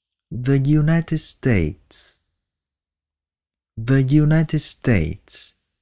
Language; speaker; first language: English; non-native, fluent; Vietnamese